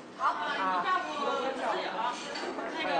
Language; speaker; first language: Chinese; native; Chinese